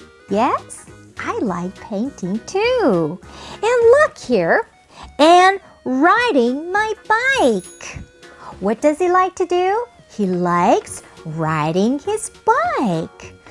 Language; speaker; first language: English; non-native, fluent; Korean